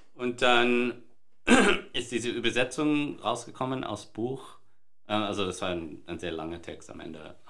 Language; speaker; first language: German; non-native, fluent; English